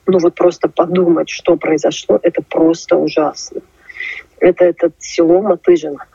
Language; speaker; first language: Russian; non-native, local second language; Ukrainian